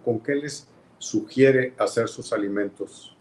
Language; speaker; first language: Spanish; native; Spanish